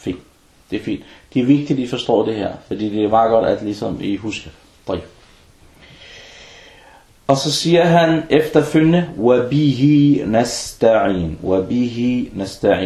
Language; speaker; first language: Danish; early bilingual, other home language; Arabic